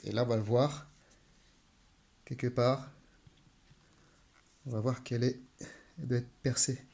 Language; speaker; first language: French; native; French